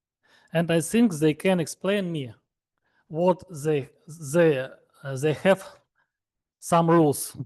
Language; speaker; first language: English; non-native, learner; Russian